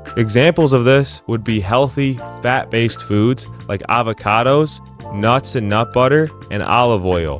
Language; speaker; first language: English; native; English